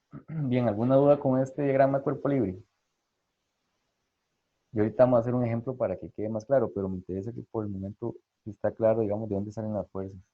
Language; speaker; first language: Spanish; native; Spanish